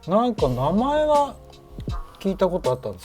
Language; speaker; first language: Japanese; native; Japanese